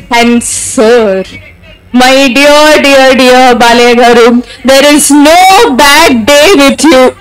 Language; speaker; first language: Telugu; non-native, local second language; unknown